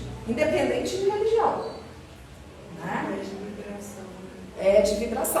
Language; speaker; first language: Portuguese; native; Portuguese